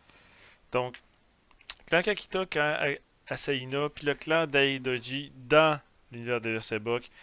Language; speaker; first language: French; native; French